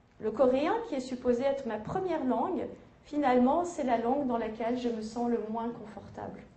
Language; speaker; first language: French; native; French